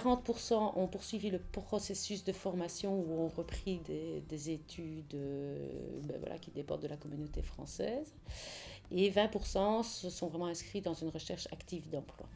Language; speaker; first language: French; native; French